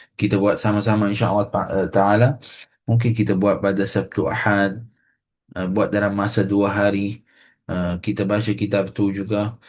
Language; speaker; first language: Malay; non-native, fluent; Arabic